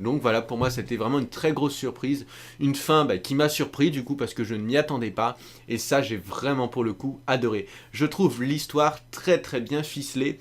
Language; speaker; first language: French; native; French